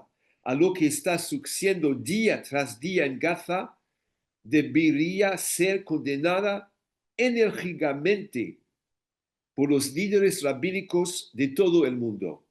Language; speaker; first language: Spanish; non-native, fluent; English